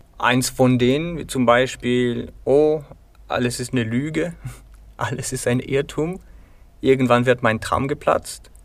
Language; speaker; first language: German; non-native, fluent; Bulgarian